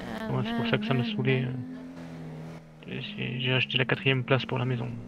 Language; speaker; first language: French; native; French